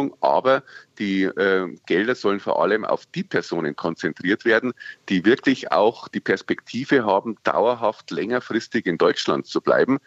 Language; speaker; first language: German; native; German